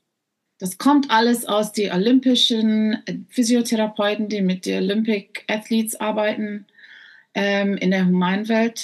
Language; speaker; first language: German; non-native, fluent; English